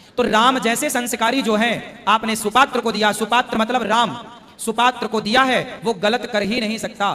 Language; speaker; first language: Hindi; native; Hindi